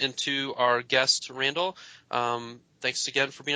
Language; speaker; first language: English; native; English